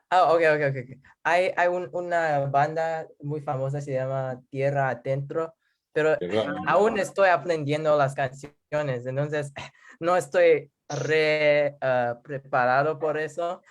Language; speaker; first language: Spanish; non-native, learner; English